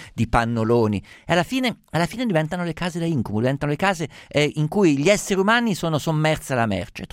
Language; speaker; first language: Italian; native; Italian